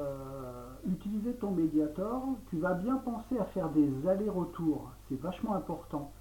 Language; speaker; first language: French; native; French